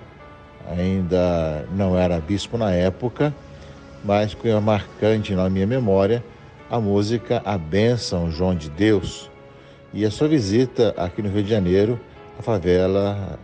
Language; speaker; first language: Portuguese; native; Portuguese